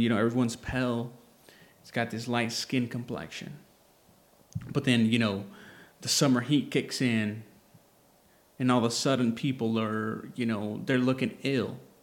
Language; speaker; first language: English; early bilingual, other home language; Spanish